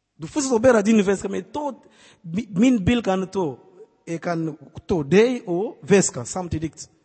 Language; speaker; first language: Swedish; non-native, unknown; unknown